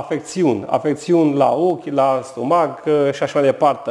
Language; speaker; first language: Romanian; non-native, local second language; Hungarian